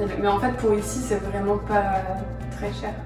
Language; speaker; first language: French; native; French